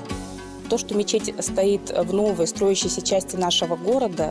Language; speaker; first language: Russian; native; Russian